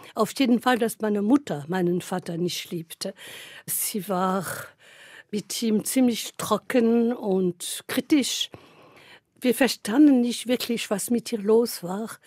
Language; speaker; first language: German; non-native, fluent; French